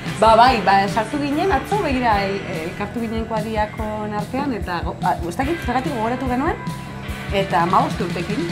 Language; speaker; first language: Basque; non-native, local second language; Spanish